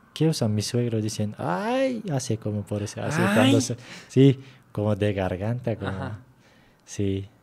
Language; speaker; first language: Spanish; non-native, fluent; Turkish